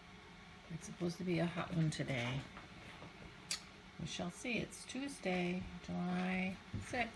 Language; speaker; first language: English; native; English